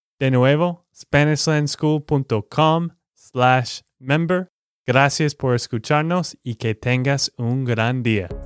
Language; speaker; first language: Spanish; non-native, learner; English